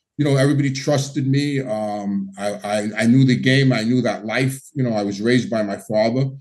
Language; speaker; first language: English; native; English